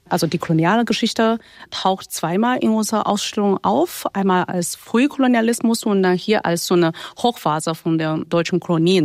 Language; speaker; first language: German; non-native, fluent; Chinese